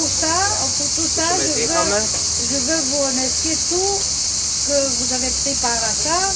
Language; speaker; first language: French; non-native, learner; Greek